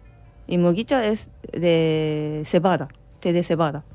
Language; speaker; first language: Spanish; non-native, learner; Japanese